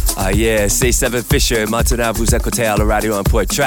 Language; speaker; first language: French; non-native, learner; English